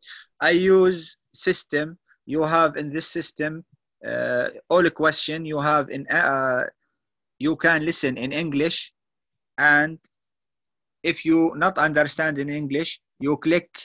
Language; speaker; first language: English; non-native, learner; Arabic